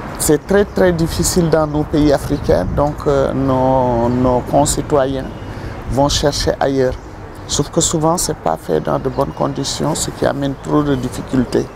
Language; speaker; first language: French; non-native, local second language; Wolof